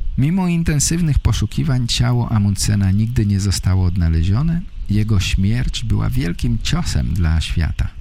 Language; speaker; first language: Polish; native; Polish